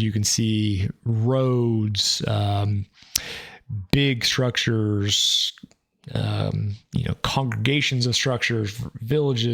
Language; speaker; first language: English; native; English